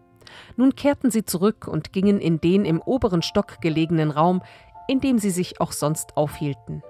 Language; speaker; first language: German; native; German